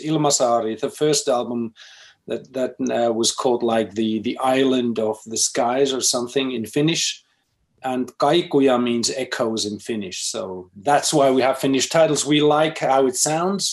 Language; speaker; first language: English; non-native, fluent; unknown